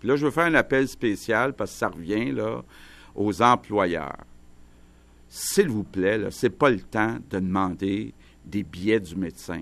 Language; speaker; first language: French; native; French